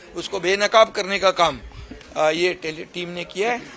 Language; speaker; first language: Hindi; non-native, local second language; Marathi